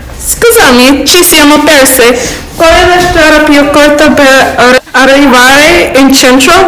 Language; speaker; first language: Italian; non-native, learner; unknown